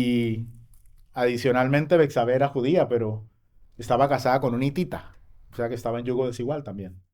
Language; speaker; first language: Spanish; native; Spanish